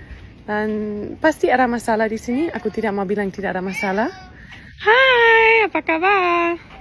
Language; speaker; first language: Indonesian; non-native, fluent; German